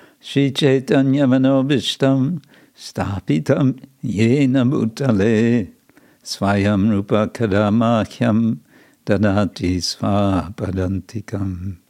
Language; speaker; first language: German; non-native, fluent; English